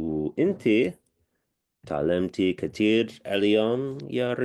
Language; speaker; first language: Arabic; non-native, learner; English